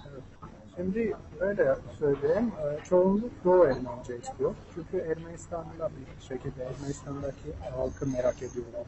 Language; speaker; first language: Turkish; non-native, fluent; Armenian